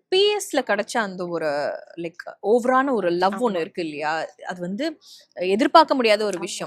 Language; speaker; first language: Tamil; native; Tamil